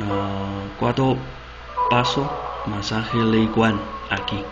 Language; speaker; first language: Spanish; non-native, learner; Chinese